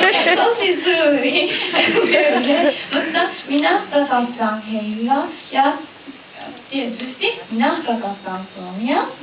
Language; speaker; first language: Finnish; non-native, learner; Japanese